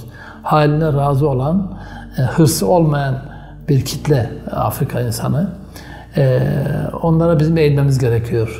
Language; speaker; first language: Turkish; native; Turkish